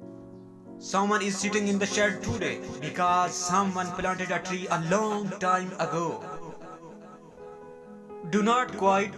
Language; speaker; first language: English; non-native, local second language; Urdu